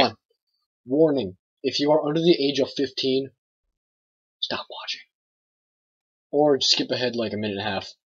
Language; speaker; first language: English; native; English